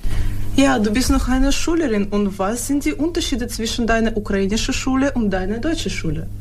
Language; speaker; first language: German; non-native, fluent; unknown